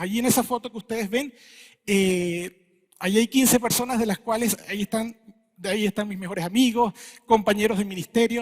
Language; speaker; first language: Spanish; native; Spanish